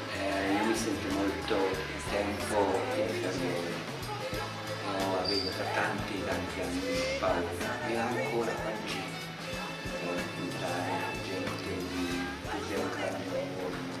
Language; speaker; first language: Italian; non-native, learner; German